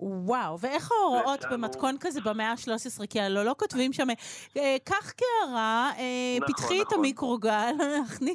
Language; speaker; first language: Hebrew; native; Hebrew